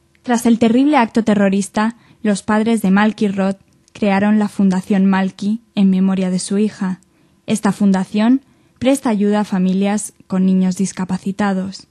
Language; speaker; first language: Spanish; native; Spanish